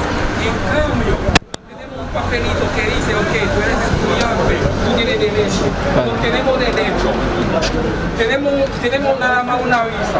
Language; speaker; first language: Spanish; non-native, learner; Haitian Creole